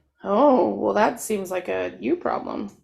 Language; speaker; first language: English; native; English